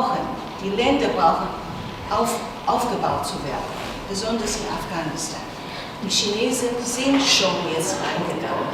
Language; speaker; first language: German; non-native, fluent; Chinese